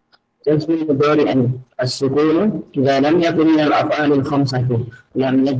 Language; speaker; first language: Arabic; non-native, learner; Indonesian